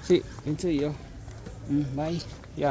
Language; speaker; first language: Italian; non-native, learner; Filipino